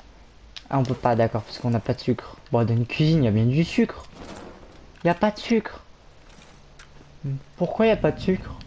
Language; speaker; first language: French; native; French